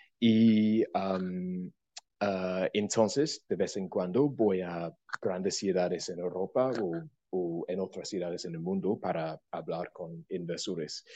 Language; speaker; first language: Spanish; non-native, fluent; English